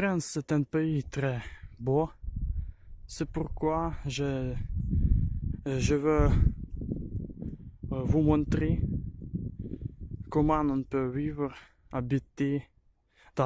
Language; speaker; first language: French; non-native, learner; Ukrainian